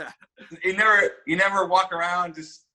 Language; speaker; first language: English; native; English